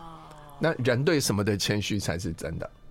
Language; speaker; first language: Chinese; native; Chinese